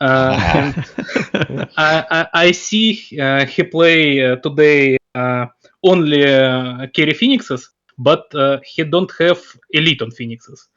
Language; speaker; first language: English; non-native, learner; Russian